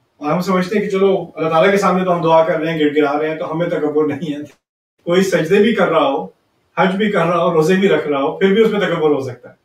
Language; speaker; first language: Urdu; early bilingual, heritage; Urdu